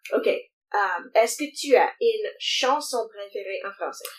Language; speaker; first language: French; non-native, fluent; English